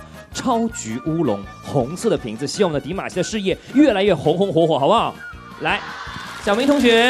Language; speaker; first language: Chinese; native; Chinese